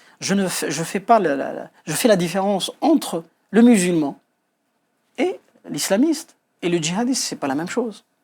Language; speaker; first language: French; non-native, local second language; Kabyle